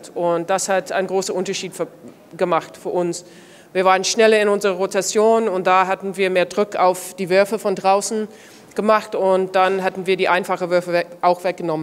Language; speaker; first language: German; non-native, fluent; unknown